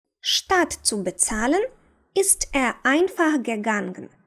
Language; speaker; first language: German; non-native, fluent; Ukrainian